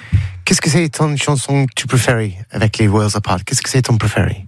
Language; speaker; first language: French; non-native, learner; English